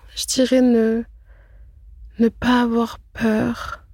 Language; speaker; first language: French; non-native, local second language; Arabic